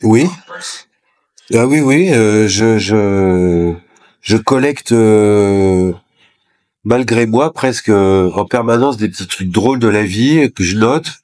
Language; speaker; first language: French; native; French